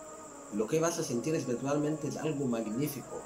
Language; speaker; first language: Spanish; non-native, learner; Arabic